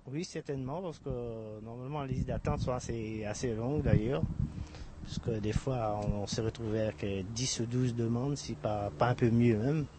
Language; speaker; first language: French; native; French